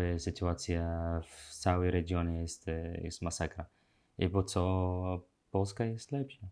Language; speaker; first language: Polish; non-native, learner; Arabic